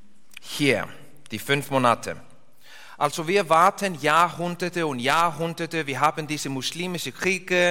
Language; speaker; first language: German; non-native, learner; English